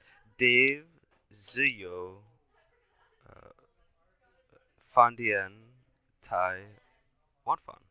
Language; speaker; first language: Chinese; non-native, learner; English